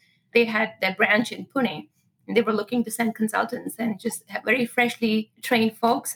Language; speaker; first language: English; non-native, local second language; Marathi